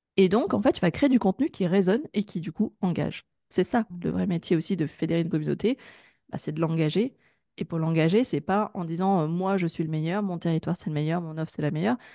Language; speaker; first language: French; native; French